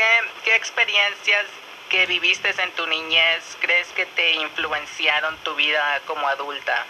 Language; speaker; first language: Spanish; early bilingual, other home language; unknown